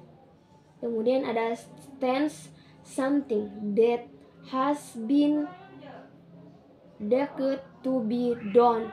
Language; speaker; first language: English; non-native, learner; Indonesian